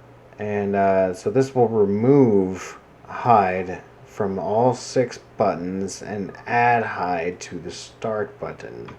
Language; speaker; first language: English; native; English